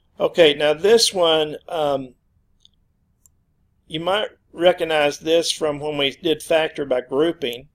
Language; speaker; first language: English; native; English